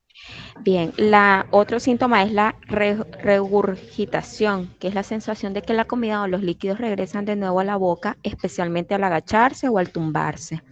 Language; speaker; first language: Spanish; native; Spanish